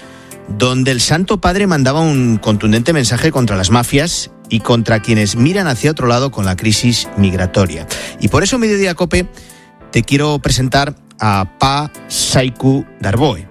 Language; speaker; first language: Spanish; native; Spanish